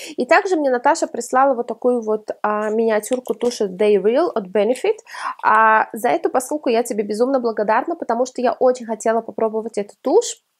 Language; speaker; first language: Russian; early bilingual, heritage; Russian